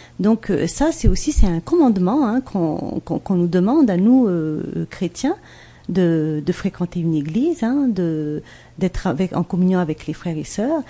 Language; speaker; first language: French; non-native, local second language; Malagasy